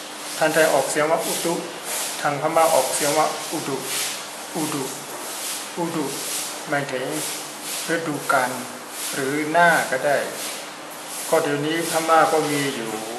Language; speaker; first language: Thai; non-native, fluent; Burmese